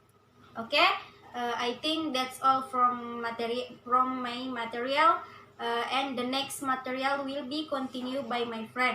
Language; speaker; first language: English; non-native, learner; Indonesian